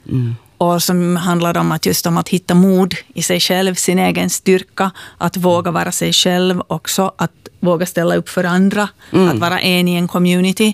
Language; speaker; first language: Swedish; native; Swedish